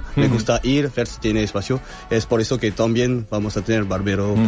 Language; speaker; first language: Spanish; non-native, fluent; French